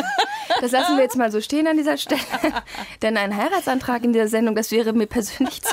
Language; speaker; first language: German; native; German